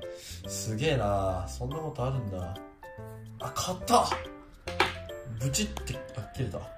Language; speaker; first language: Japanese; native; Japanese